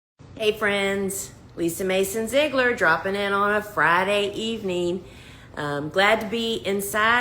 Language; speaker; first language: English; native; English